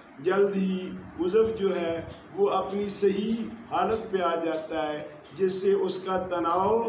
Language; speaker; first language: Urdu; non-native, local second language; Punjabi